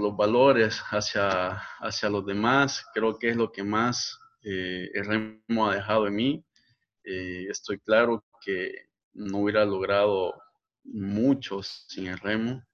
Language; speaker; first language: Spanish; native; Spanish